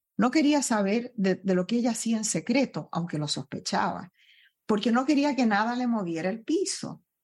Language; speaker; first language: Spanish; native; Spanish